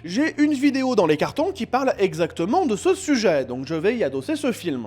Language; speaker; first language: French; native; French